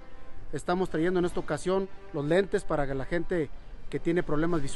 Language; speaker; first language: Spanish; native; Spanish